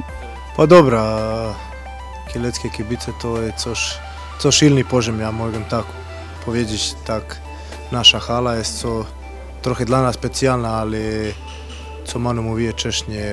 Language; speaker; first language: Polish; non-native, learner; Croatian